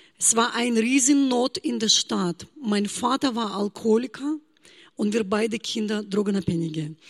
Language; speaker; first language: German; non-native, fluent; Russian